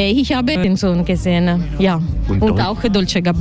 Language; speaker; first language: German; non-native, learner; Italian